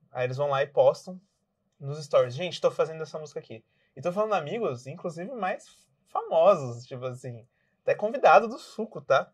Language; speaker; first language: Portuguese; native; Portuguese